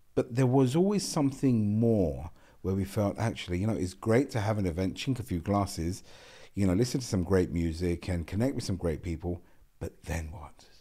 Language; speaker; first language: English; non-native, local second language; Gujarati